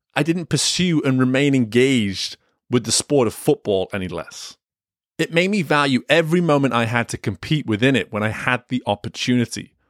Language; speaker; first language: English; native; English